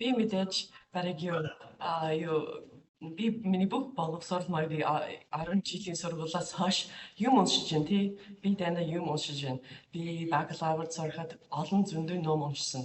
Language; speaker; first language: Mongolian; non-native, fluent; English